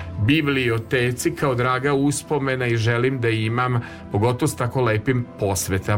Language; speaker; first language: Serbian; native; Serbian